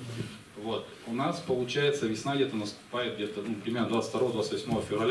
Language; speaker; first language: Russian; native; Russian